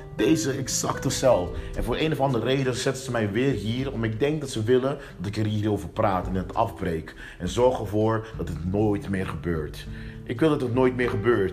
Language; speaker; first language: Dutch; early bilingual, other home language; Papiamento